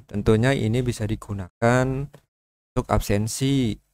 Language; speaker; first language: Indonesian; native; Indonesian